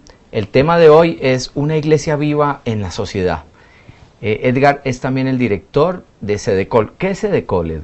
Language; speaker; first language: Spanish; native; Spanish